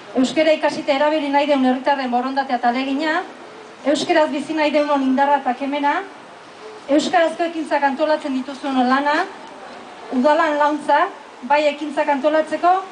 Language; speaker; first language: Basque; native; Basque